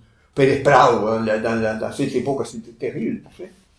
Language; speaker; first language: French; non-native, fluent; Spanish